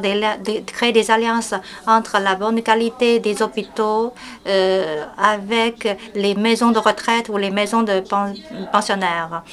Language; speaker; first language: French; non-native, fluent; Chinese